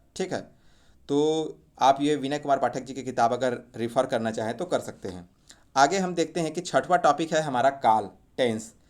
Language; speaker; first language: Hindi; native; Hindi